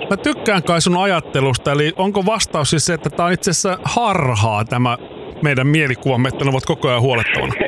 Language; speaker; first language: Finnish; native; Finnish